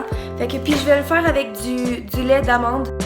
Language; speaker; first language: French; native; French